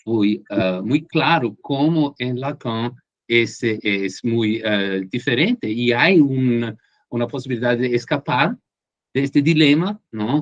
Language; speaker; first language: Spanish; non-native, fluent; Portuguese